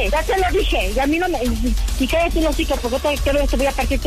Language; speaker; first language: Spanish; native; Spanish